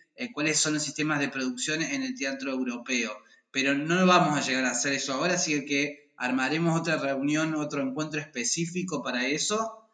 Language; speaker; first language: Spanish; native; Spanish